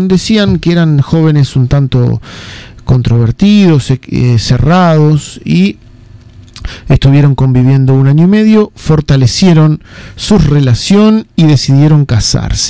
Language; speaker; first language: Spanish; native; Spanish